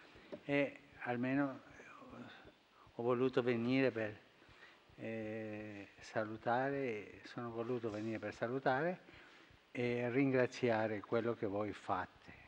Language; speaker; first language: Italian; non-native, fluent; Spanish